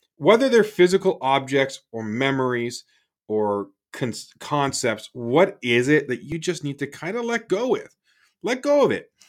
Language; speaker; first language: English; native; English